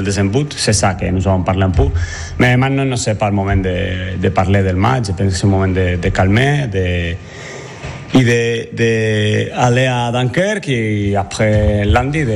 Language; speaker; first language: French; non-native, learner; Spanish